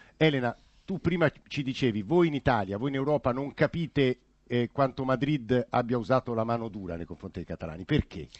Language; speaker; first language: Italian; native; Italian